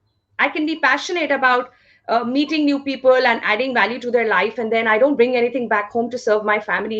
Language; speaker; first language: English; non-native, local second language; Hindi